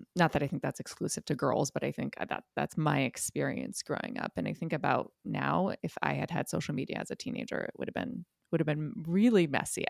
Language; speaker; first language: English; native; English